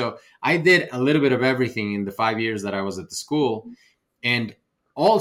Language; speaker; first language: English; non-native, fluent; Spanish